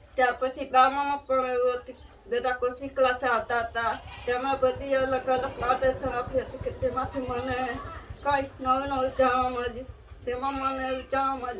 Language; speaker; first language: Gujarati; non-native, local second language; Vasavi